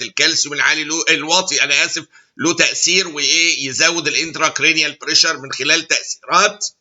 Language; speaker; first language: Arabic; native; Arabic